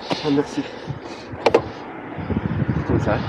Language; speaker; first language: French; native; French